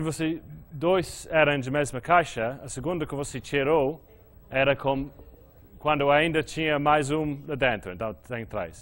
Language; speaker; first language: Portuguese; non-native, fluent; English